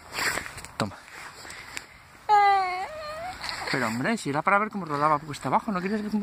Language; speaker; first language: Spanish; native; Spanish